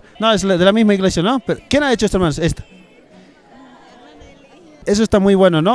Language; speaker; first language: Spanish; non-native, local second language; Quechua